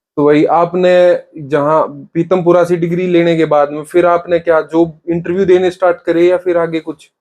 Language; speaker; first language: Hindi; native; Hindi